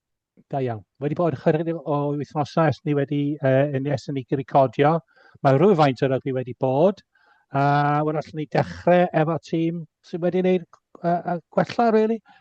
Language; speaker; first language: Welsh; non-native, local second language; English